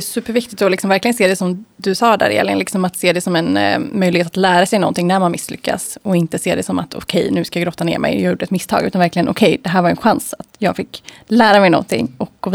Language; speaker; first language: Swedish; native; Swedish